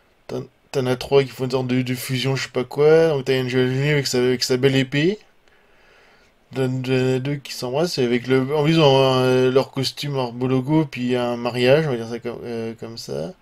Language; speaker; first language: French; native; French